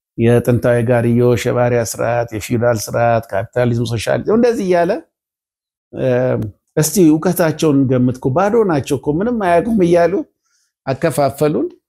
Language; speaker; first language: Amharic; native; Amharic